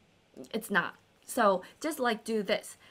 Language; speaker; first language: English; non-native, fluent; Korean